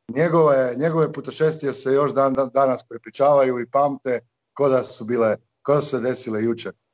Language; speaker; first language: Croatian; native; Croatian